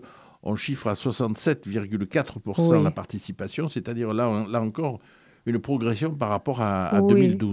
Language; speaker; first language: French; native; French